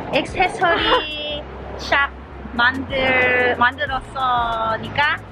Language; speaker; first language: Korean; non-native, learner; English